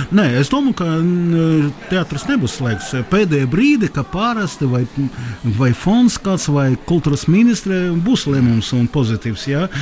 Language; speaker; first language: Latvian; non-native, local second language; Russian